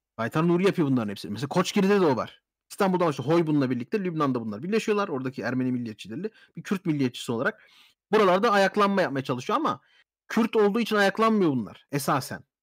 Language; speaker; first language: Turkish; native; Turkish